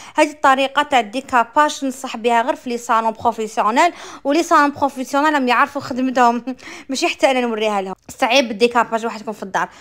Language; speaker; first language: Arabic; native; Arabic